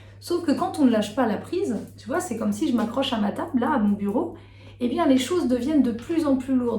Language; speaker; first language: French; native; French